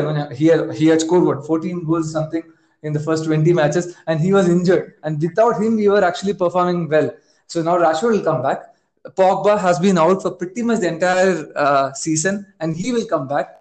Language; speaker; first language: English; non-native, local second language; Malayalam